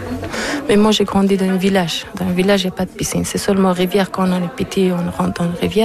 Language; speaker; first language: French; non-native, learner; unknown